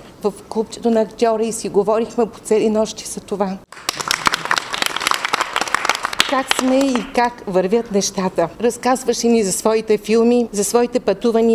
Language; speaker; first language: Bulgarian; native; Bulgarian